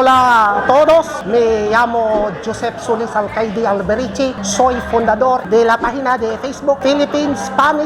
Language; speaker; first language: Spanish; non-native, fluent; Filipino